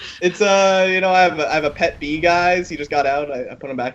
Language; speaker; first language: English; native; English